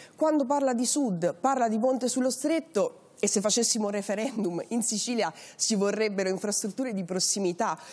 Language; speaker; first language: Italian; native; Italian